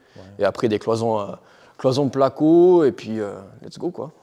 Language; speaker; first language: French; native; French